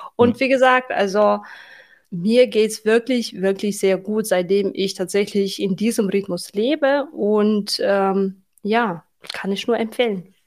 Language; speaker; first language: German; non-native, fluent; Russian